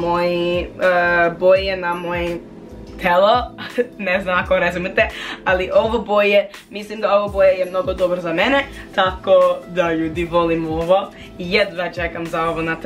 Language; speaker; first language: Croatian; non-native, learner; English